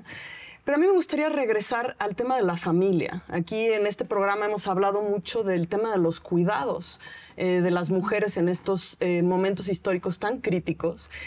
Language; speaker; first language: Spanish; native; Spanish